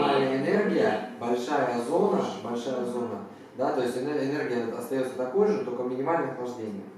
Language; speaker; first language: Russian; native; Russian